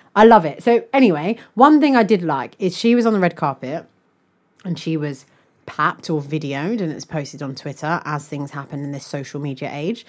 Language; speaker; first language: English; native; English